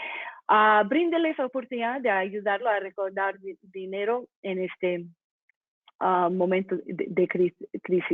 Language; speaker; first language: Spanish; non-native, fluent; English